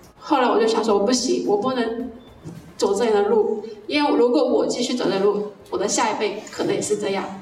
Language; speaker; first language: Chinese; native; Chinese